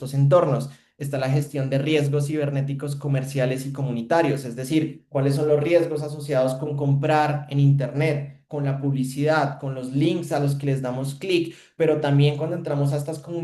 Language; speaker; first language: Spanish; native; Spanish